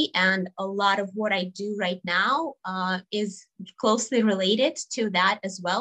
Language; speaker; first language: English; non-native, fluent; Russian